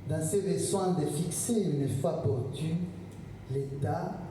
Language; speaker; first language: French; non-native, fluent; Spanish